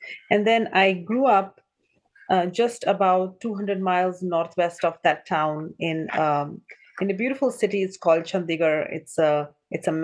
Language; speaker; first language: English; non-native, local second language; Punjabi